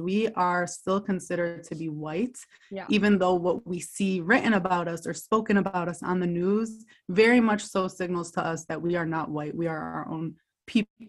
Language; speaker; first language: English; native; English